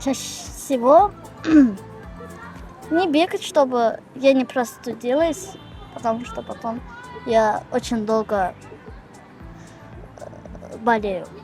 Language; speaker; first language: Russian; non-native, local second language; Azerbaijani